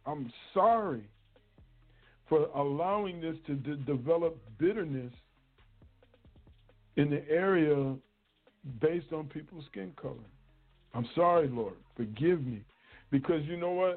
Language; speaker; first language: English; native; English